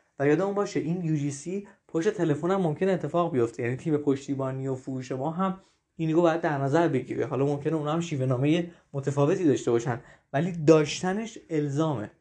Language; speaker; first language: Persian; native; Persian